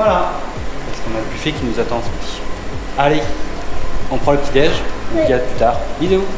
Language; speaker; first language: French; native; French